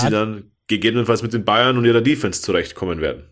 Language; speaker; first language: German; native; German